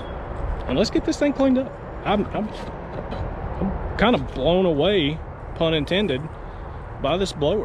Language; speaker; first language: English; native; English